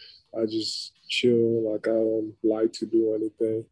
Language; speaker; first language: English; non-native, local second language; French